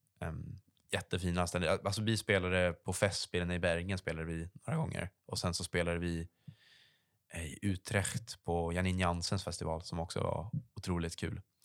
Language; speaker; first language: Swedish; native; Swedish